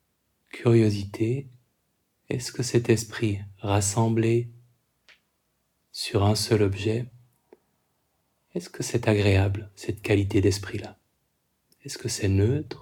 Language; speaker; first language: French; native; French